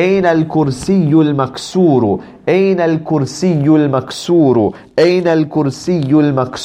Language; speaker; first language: Arabic; non-native, fluent; English